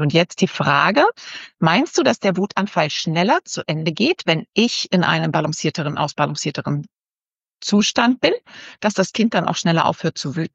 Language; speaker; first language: German; native; German